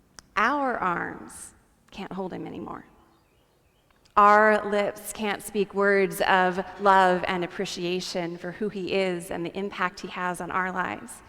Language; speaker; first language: English; native; English